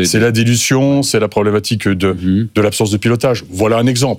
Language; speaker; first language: French; native; French